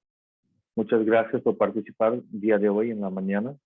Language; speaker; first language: Spanish; non-native, fluent; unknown